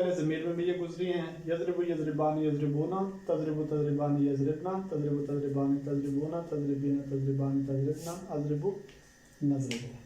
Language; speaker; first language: Urdu; native; Urdu